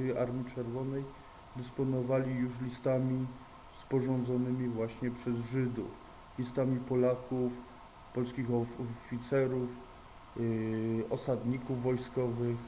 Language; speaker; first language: Polish; native; Polish